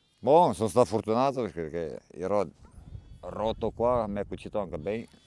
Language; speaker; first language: Italian; non-native, learner; Romanian